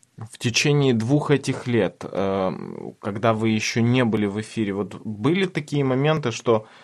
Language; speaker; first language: Russian; non-native, local second language; Ukrainian